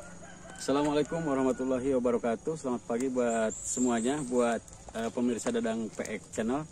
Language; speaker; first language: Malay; non-native, local second language; Sundanese